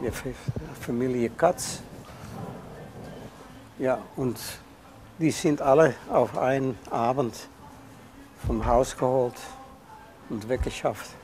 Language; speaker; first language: German; non-native, fluent; Dutch